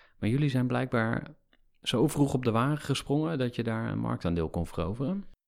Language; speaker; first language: Dutch; native; Dutch